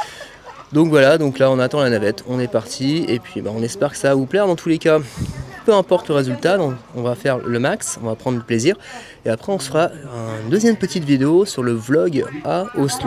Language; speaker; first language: French; native; French